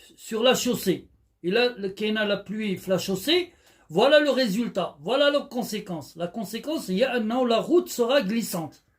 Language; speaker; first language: French; non-native, local second language; Arabic